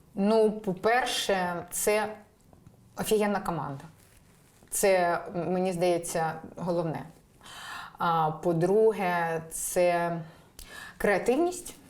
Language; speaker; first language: Ukrainian; non-native, local second language; Russian